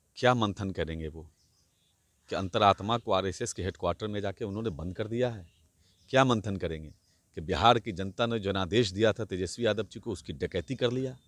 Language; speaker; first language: Hindi; native; Hindi